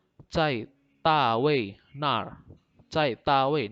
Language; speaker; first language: Chinese; non-native, fluent; Indonesian